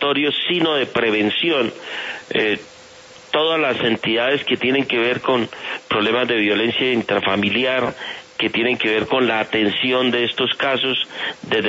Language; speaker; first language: Spanish; native; Spanish